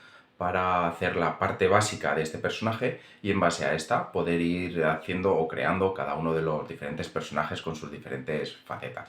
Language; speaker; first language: Spanish; native; Spanish